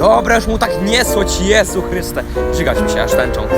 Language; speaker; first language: Polish; native; Polish